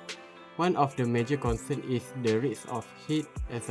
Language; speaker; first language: English; non-native, local second language; Malay